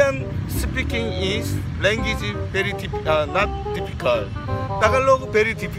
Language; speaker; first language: English; non-native, learner; Korean